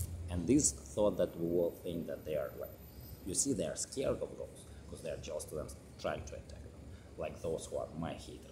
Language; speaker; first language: English; non-native, learner; Russian